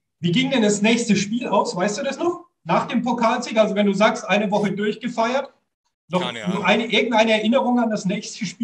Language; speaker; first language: German; native; German